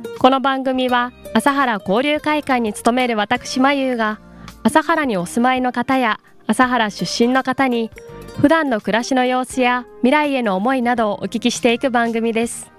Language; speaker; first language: Japanese; native; Japanese